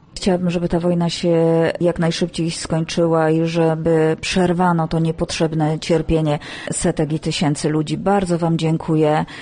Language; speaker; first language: Polish; native; Polish